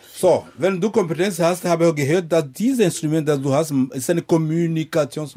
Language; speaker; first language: German; non-native, fluent; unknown